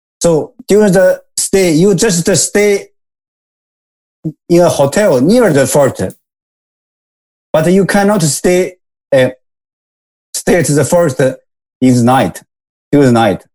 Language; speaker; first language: English; non-native, learner; Japanese